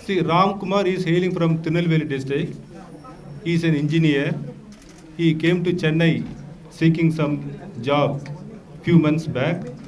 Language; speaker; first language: English; non-native, local second language; Tamil